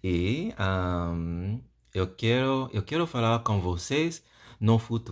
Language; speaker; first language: Portuguese; non-native, learner; English